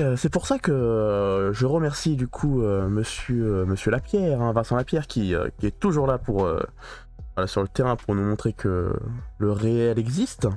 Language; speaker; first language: French; native; French